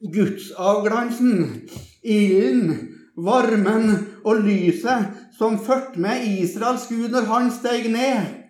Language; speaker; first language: Norwegian; native; Norwegian